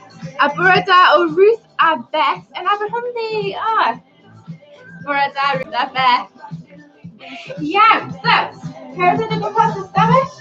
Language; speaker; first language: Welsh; non-native, local second language; English